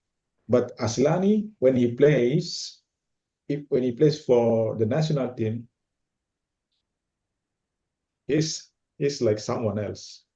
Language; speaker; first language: English; non-native, fluent; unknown